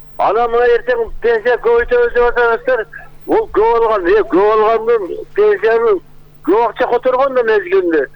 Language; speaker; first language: Kyrgyz; native; Kyrgyz